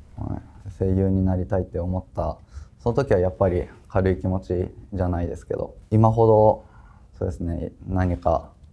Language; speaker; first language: Japanese; native; Japanese